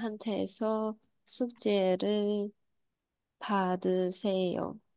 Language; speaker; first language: Korean; non-native, learner; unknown